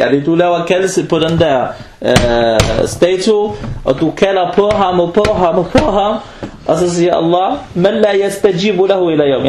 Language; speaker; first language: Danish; early bilingual, other home language; Arabic